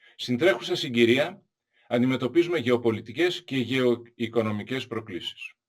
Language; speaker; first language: Greek; native; Greek